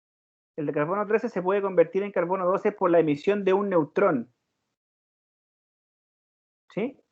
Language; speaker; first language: Spanish; native; Spanish